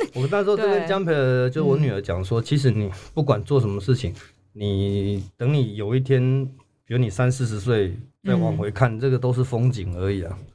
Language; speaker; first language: Chinese; non-native, local second language; Min Nan Chinese